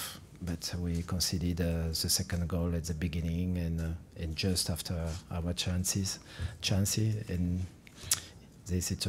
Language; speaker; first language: English; non-native, fluent; French